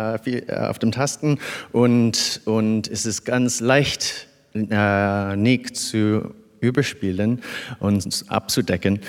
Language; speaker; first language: German; non-native, fluent; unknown